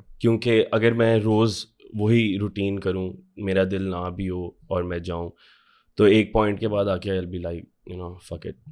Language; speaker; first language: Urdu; native; Urdu